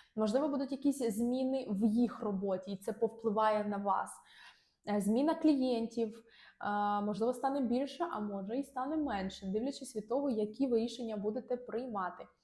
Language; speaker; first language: Ukrainian; non-native, local second language; Russian